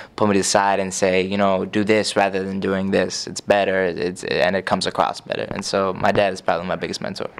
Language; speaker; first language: English; native; English